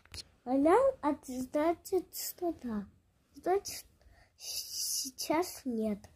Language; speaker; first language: Russian; early bilingual, heritage; Russian